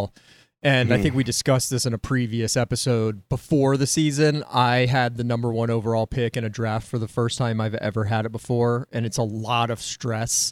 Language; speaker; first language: English; native; English